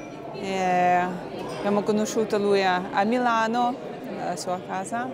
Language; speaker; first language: Italian; non-native, fluent; Albanian